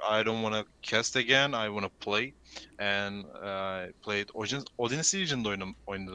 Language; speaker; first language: English; non-native, learner; Turkish